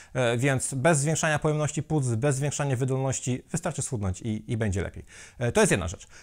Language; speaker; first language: Polish; native; Polish